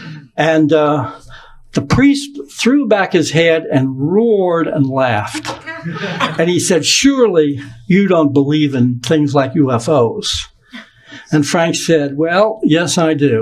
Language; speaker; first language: English; native; English